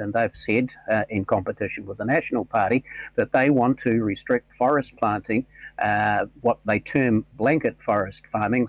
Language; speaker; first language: English; native; English